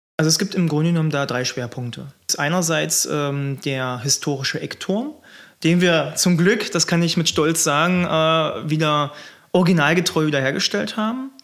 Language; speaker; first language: German; native; German